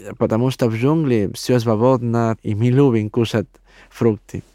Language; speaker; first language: Russian; non-native, learner; Spanish